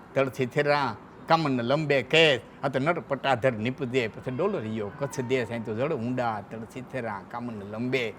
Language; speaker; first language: Gujarati; non-native, local second language; Kachhi